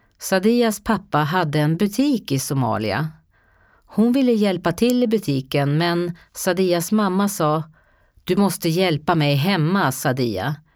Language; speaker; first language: Swedish; native; Swedish